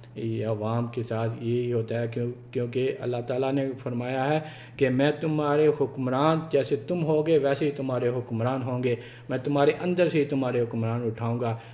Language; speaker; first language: Urdu; non-native, local second language; Punjabi